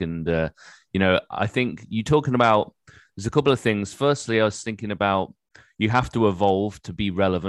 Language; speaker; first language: English; native; English